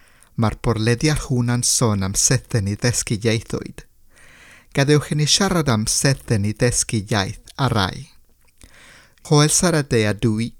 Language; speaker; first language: Welsh; non-native, learner; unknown